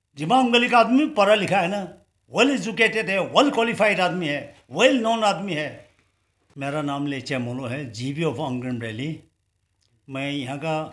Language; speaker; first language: Hindi; non-native, local second language; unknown